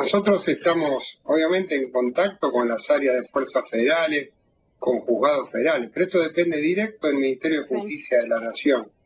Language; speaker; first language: Spanish; native; Spanish